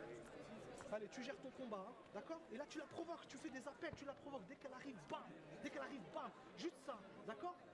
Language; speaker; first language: French; native; French